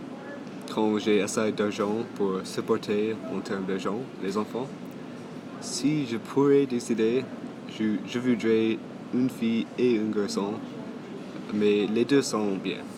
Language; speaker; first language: French; non-native, local second language; English